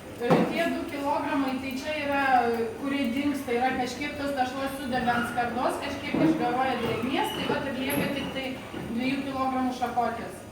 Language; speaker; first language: Lithuanian; native; Lithuanian